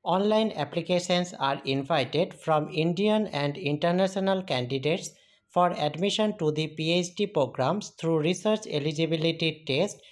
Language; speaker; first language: English; non-native, local second language; Bangla